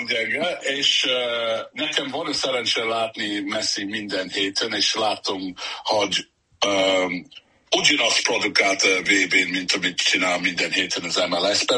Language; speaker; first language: Hungarian; early bilingual, heritage; Hungarian